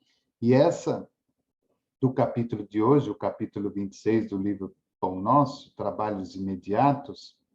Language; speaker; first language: Portuguese; native; Portuguese